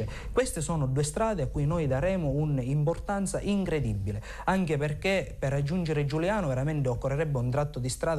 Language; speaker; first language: Italian; native; Italian